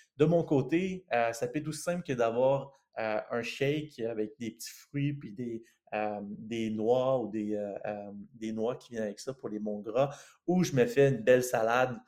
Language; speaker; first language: French; native; French